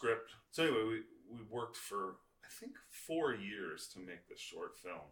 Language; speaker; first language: English; native; English